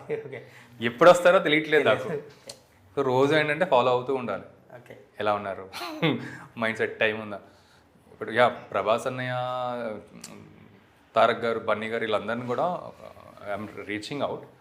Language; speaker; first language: Telugu; native; Telugu